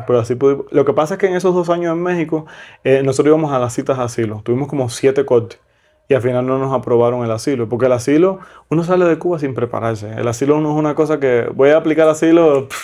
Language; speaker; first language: Spanish; native; Spanish